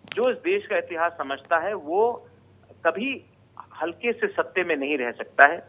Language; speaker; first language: Hindi; non-native, local second language; Bangla